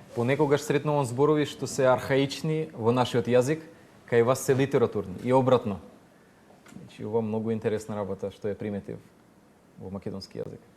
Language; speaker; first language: Macedonian; non-native, fluent; Ukrainian